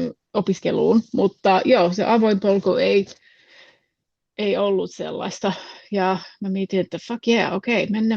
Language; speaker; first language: Finnish; non-native, fluent; English